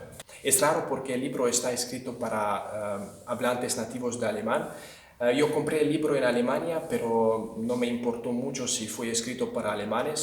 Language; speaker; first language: Spanish; non-native, fluent; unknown